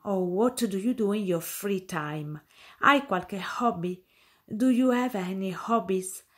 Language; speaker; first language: English; non-native, fluent; Italian